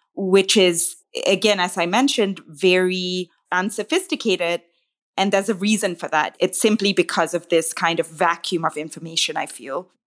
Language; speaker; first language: English; non-native, local second language; Tamil